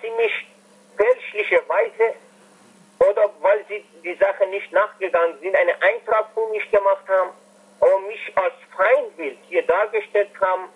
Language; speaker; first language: German; non-native, fluent; Persian